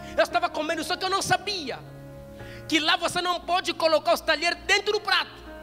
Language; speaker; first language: Portuguese; non-native, fluent; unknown